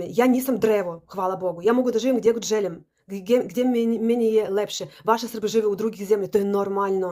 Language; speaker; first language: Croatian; non-native, learner; Russian